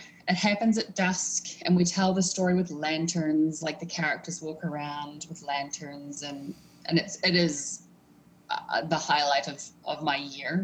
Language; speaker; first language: English; native; English